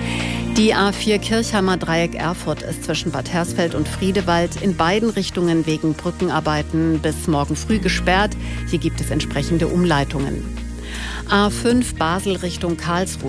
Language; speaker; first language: German; native; German